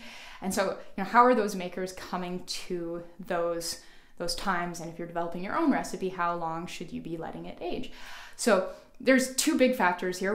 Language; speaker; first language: English; native; English